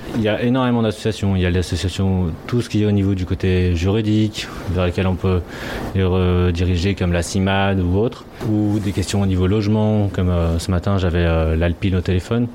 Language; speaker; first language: French; native; French